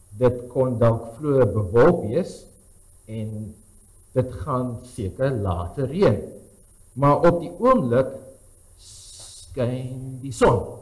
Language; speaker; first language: Afrikaans; non-native, local second language; English